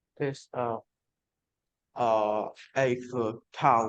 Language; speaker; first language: English; non-native, learner; Vietnamese